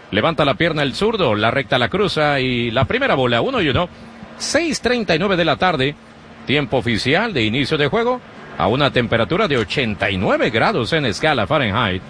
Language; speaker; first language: Spanish; native; Spanish